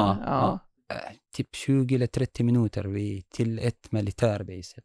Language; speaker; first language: Swedish; non-native, learner; Arabic